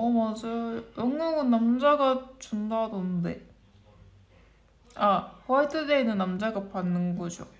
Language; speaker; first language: Korean; non-native, local second language; Japanese